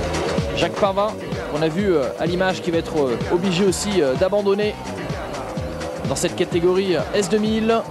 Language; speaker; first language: French; native; French